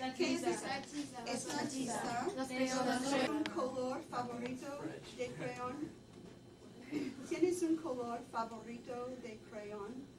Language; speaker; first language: Spanish; non-native, fluent; English